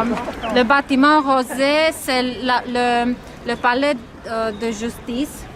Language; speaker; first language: French; non-native, fluent; Romanian